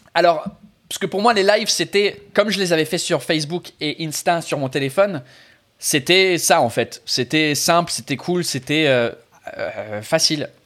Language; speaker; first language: French; non-native, fluent; English